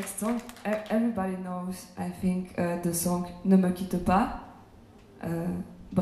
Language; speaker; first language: English; non-native, fluent; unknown